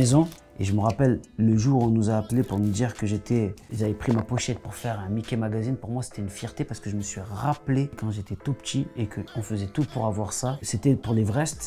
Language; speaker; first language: French; native; French